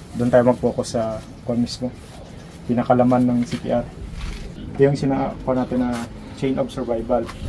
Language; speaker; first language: Filipino; non-native, local second language; Hiligaynon